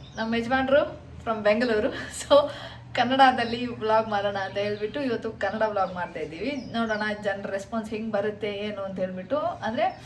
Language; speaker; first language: Kannada; non-native, local second language; Tulu